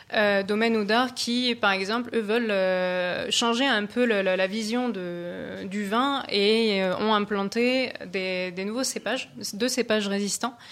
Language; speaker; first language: French; native; French